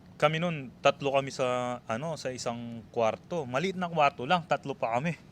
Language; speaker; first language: Filipino; non-native, local second language; Pampanga